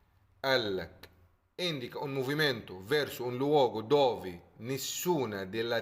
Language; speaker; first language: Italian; non-native, fluent; Arabic